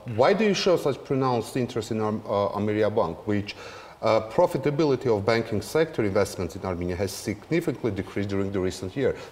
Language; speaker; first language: English; non-native, fluent; Armenian